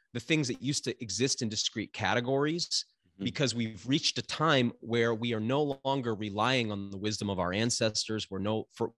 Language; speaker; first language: English; native; English